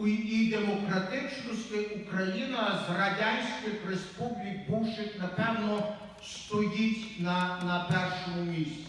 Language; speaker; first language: Ukrainian; native; Ukrainian